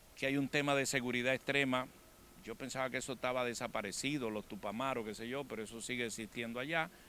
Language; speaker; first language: Spanish; native; Spanish